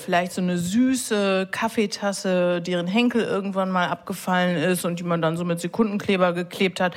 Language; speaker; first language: German; native; German